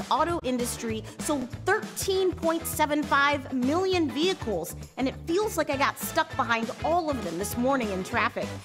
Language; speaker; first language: English; native; English